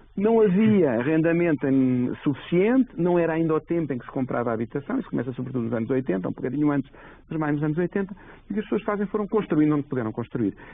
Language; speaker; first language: Portuguese; native; Portuguese